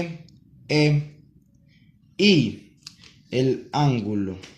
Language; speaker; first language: Spanish; native; Spanish